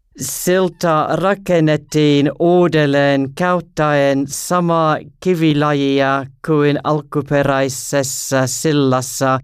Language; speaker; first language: Finnish; non-native, learner; English